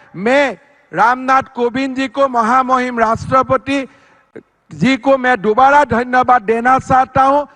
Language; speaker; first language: Hindi; non-native, local second language; Assamese